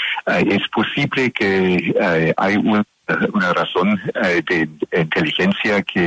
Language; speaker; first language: Spanish; non-native, learner; English